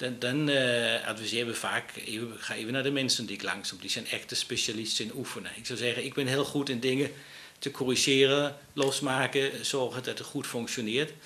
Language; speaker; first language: Dutch; non-native, fluent; Danish